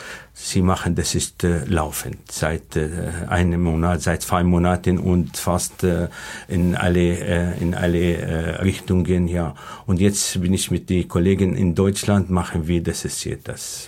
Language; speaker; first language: German; non-native, learner; Arabic